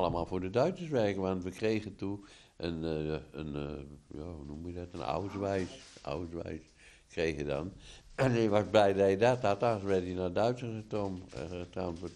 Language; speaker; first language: Dutch; native; Dutch